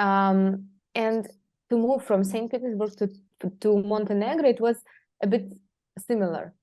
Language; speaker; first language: English; non-native, fluent; Russian